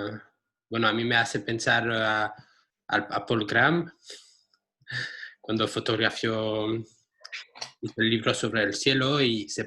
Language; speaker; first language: Spanish; non-native, fluent; French